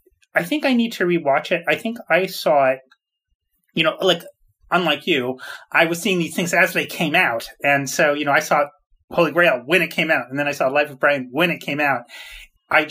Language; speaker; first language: English; native; English